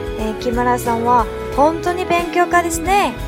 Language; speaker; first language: Japanese; non-native, fluent; Chinese